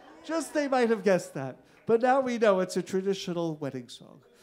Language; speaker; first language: English; native; English